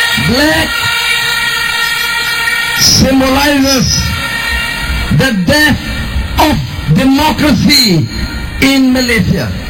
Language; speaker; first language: English; non-native, local second language; Malay